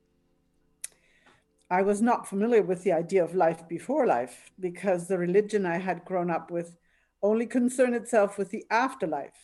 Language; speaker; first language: English; non-native, fluent; German